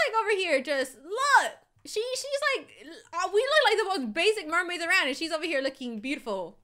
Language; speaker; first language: English; native; English